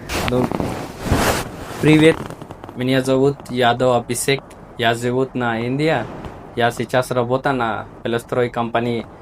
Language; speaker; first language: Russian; non-native, learner; Hindi